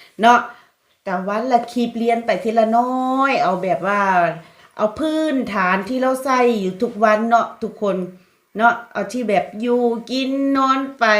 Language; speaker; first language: Thai; non-native, local second language; Lao